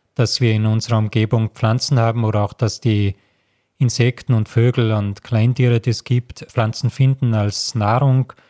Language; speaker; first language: German; native; German